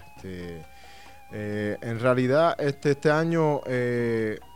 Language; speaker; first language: Spanish; native; Spanish